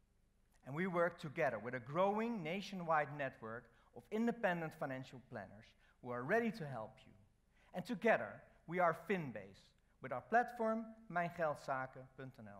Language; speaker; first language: English; non-native, fluent; Dutch